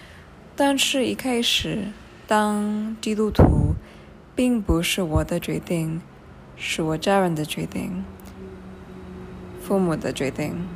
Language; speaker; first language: Chinese; non-native, fluent; English